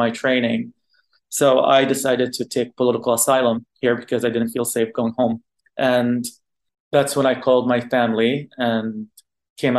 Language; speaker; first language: English; non-native, fluent; Arabic